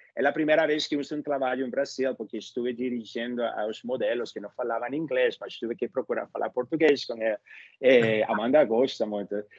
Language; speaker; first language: Portuguese; non-native, learner; Spanish